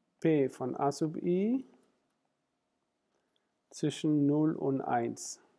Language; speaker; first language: German; non-native, fluent; Spanish